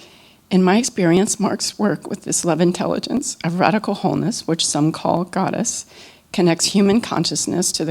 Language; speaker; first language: English; native; English